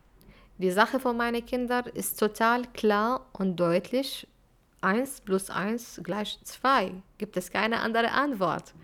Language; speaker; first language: German; non-native, fluent; Arabic